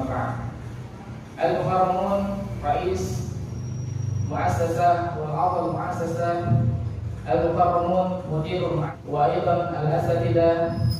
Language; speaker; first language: Arabic; non-native, learner; Indonesian